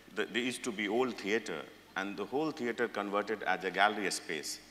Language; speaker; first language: English; non-native, local second language; Hindi